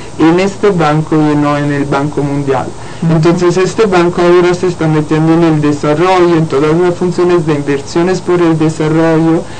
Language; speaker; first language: Spanish; non-native, fluent; Italian